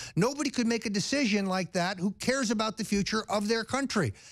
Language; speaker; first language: English; native; English